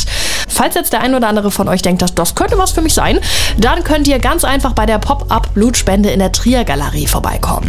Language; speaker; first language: German; native; German